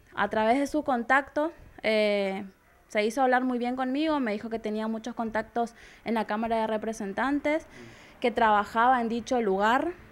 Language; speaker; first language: Spanish; native; Spanish